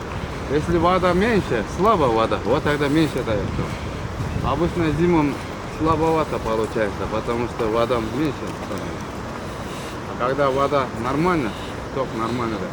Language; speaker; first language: Russian; non-native, local second language; Kyrgyz